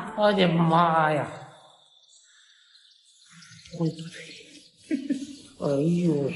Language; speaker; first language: Chinese; native; Chinese